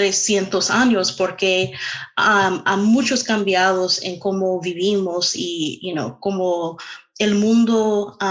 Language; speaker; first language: Spanish; non-native, fluent; English